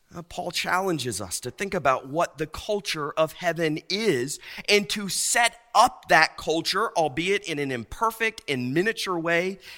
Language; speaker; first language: English; native; English